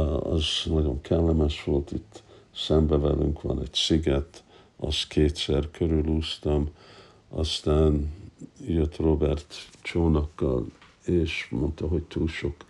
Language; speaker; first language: Hungarian; non-native, fluent; English